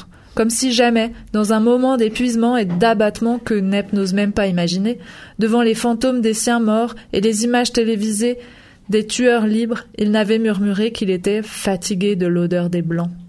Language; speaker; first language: French; native; French